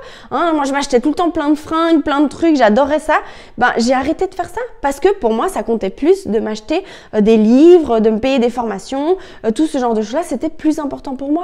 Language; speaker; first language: French; native; French